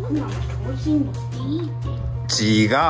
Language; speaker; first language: Japanese; early bilingual, heritage; Japanese